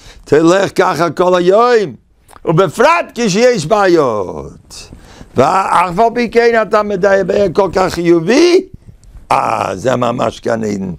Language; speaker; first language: Hebrew; non-native, fluent; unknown